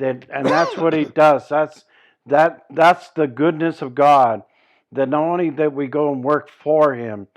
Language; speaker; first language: English; native; English